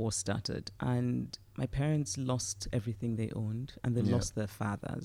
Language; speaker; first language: English; non-native, local second language; Igbo